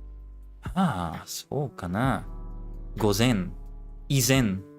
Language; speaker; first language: Japanese; non-native, learner; English